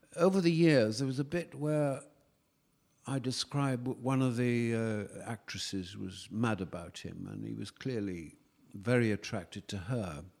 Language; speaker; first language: English; native; English